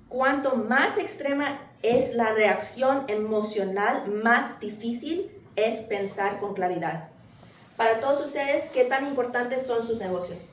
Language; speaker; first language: Spanish; early bilingual, heritage; English